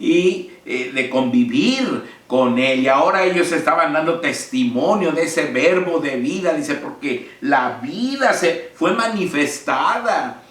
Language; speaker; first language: Spanish; native; Spanish